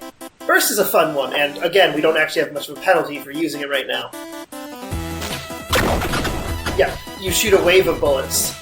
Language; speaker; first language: English; native; English